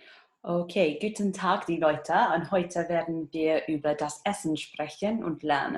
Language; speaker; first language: German; non-native, fluent; English